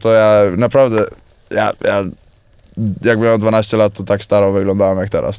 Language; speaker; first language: Polish; early bilingual, heritage; Polish